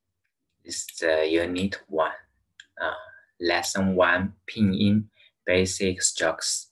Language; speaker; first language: English; non-native, learner; Chinese